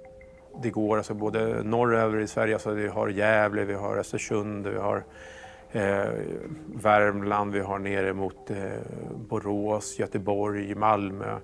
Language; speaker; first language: Swedish; native; Swedish